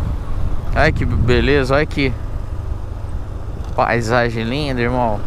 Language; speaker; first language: Portuguese; native; Portuguese